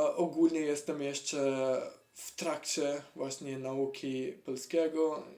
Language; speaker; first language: Polish; non-native, learner; Italian